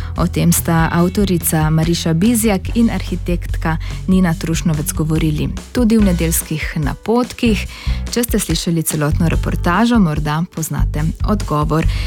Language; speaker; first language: Slovenian; native; Slovenian